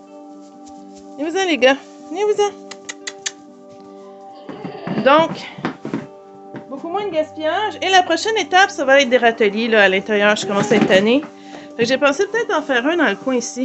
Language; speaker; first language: French; native; French